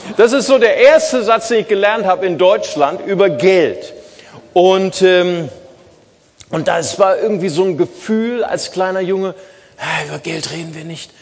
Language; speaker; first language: German; early bilingual, other home language; Portuguese